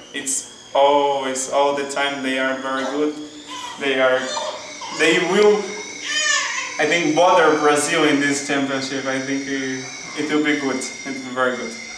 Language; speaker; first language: English; non-native, fluent; Portuguese